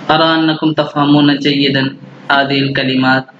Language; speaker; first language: Arabic; non-native, fluent; Urdu